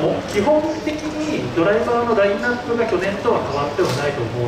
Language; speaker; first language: Japanese; native; Japanese